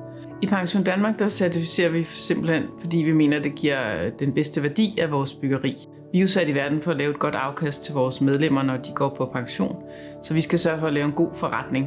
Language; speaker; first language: Danish; native; Danish